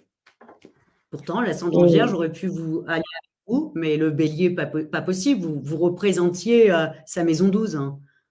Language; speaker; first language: French; native; French